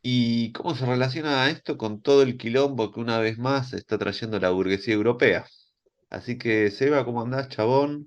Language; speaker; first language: Spanish; native; Spanish